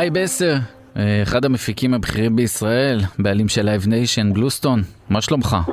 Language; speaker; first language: Hebrew; native; Hebrew